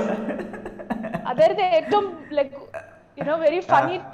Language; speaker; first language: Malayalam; early bilingual, heritage; Malayalam